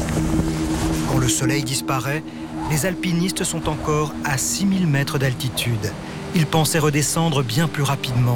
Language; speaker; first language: French; native; French